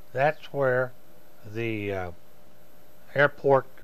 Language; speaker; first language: English; native; English